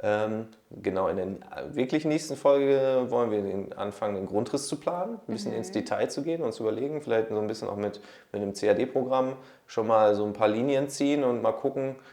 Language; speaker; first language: German; native; German